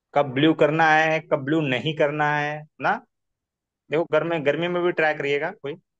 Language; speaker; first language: Hindi; non-native, local second language; Marathi